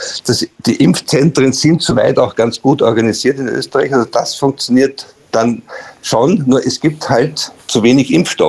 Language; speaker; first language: German; native; German